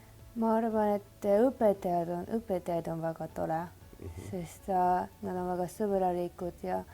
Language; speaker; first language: Estonian; non-native, learner; Japanese